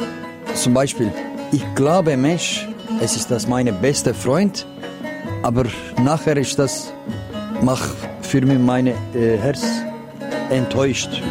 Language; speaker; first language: German; non-native, learner; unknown